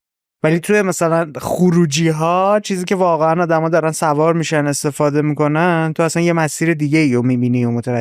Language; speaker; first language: Persian; native; Persian